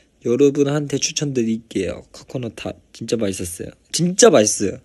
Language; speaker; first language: Korean; non-native, fluent; Chinese